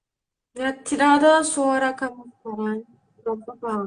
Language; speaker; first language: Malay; non-native, fluent; Turkish